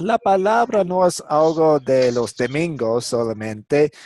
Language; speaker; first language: Spanish; non-native, fluent; English